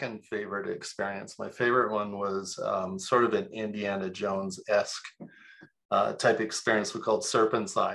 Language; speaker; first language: English; native; English